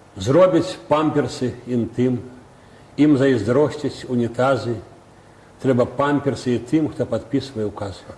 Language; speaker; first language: Belarusian; native; Belarusian